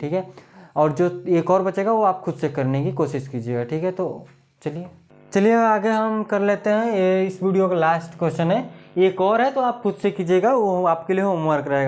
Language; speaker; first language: Hindi; native; Hindi